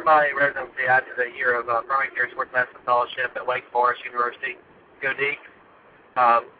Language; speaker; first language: English; native; English